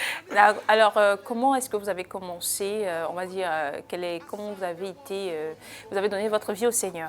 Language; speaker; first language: French; native; French